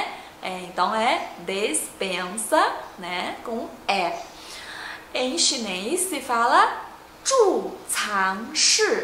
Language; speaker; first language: Portuguese; non-native, fluent; Chinese